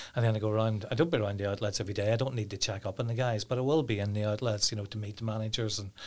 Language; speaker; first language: English; native; English